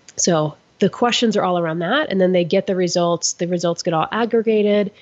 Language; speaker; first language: English; native; English